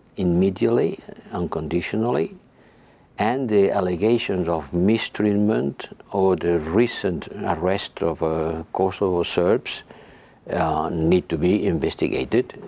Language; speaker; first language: English; non-native, fluent; Spanish